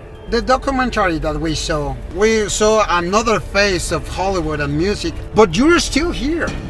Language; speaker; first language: English; non-native, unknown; Spanish